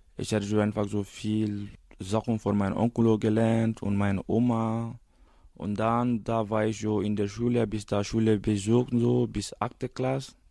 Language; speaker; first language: German; non-native, learner; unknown